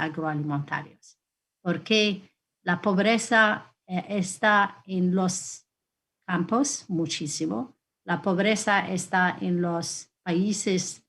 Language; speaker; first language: Spanish; non-native, fluent; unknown